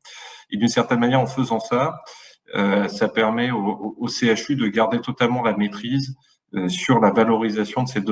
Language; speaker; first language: French; native; French